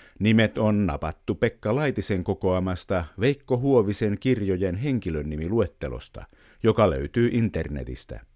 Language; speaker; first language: Finnish; native; Finnish